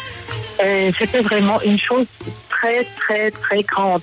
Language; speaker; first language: French; non-native, local second language; Arabic